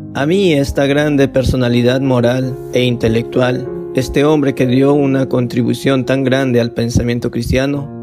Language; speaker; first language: Spanish; non-native, fluent; Vietnamese